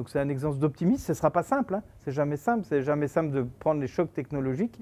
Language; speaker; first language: French; native; French